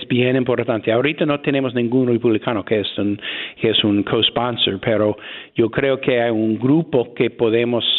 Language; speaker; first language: Spanish; non-native, fluent; English